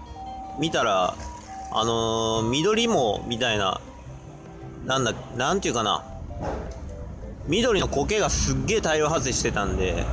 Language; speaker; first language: Japanese; native; Japanese